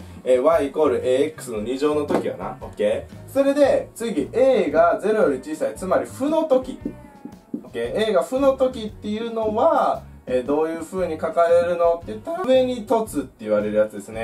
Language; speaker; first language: Japanese; native; Japanese